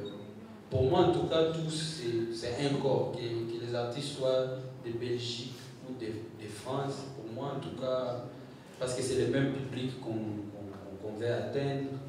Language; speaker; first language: French; non-native, local second language; Lingala